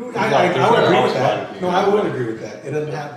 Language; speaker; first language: English; native; English